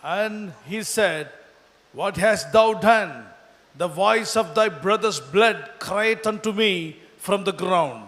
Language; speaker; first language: English; non-native, local second language; Telugu